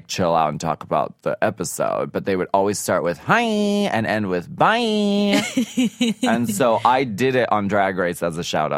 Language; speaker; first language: English; native; English